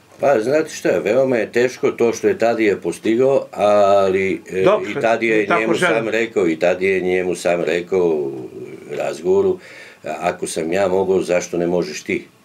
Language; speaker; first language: Serbian; native; Serbian